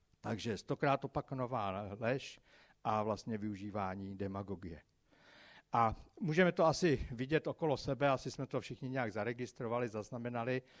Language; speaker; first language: Czech; native; Czech